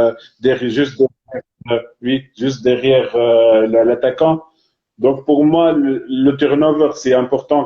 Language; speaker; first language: French; non-native, fluent; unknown